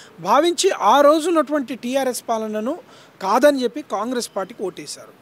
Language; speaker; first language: Telugu; non-native, local second language; Lambadi